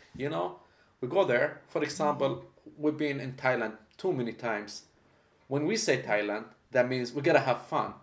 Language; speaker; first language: English; non-native, fluent; Arabic